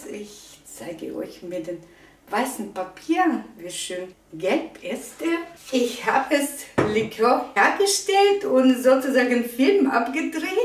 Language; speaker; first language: German; non-native, learner; Russian